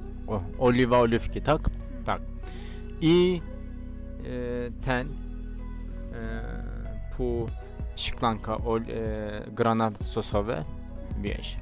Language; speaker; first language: Polish; non-native, learner; Turkish